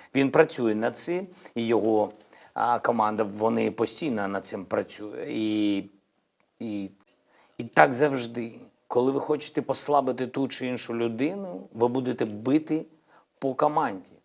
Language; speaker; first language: Ukrainian; non-native, local second language; Russian